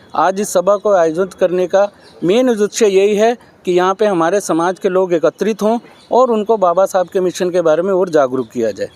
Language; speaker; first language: Hindi; native; Hindi